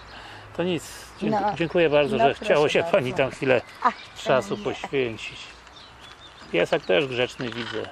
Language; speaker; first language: Polish; native; Polish